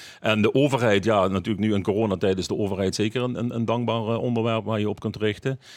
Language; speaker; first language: Dutch; native; Dutch